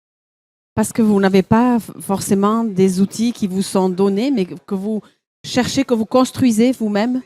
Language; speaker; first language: French; native; French